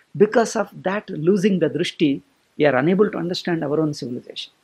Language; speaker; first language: English; non-native, local second language; Kannada